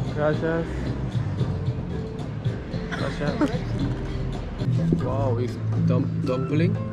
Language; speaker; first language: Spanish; non-native, learner; Korean